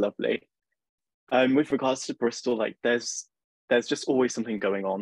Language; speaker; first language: English; native; English